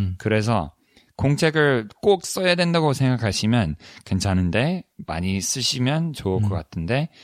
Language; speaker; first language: Korean; non-native, fluent; English